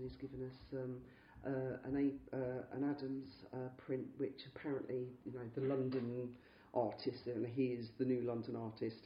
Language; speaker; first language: English; native; English